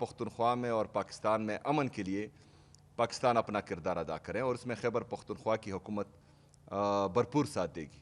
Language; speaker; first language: Urdu; non-native, local second language; Pashto